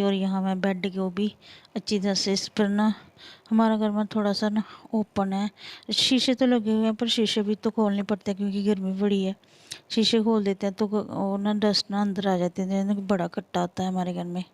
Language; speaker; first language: Hindi; non-native, local second language; Punjabi